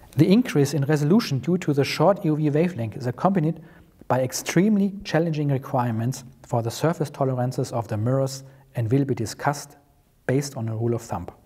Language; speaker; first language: English; non-native, fluent; German